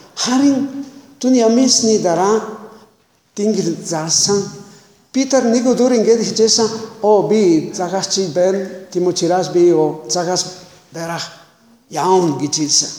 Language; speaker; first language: Mongolian; non-native, learner; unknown